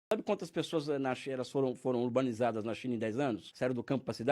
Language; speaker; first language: Portuguese; native; Portuguese